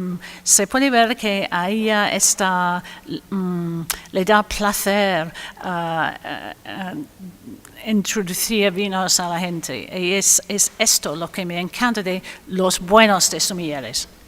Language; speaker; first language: Spanish; non-native, fluent; English